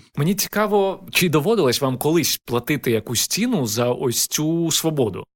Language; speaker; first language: Ukrainian; native; Ukrainian